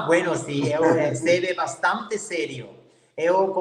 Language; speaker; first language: Portuguese; non-native, learner; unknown